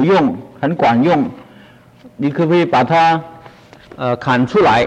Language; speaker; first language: Chinese; non-native, local second language; Cantonese